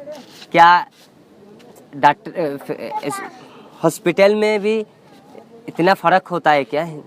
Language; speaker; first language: Hindi; non-native, learner; Rohingya